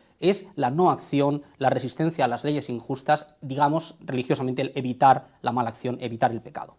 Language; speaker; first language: Spanish; native; Spanish